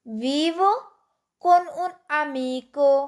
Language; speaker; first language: Italian; non-native, fluent; Urdu